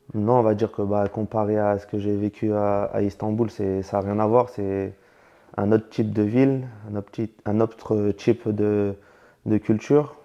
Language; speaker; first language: French; native; French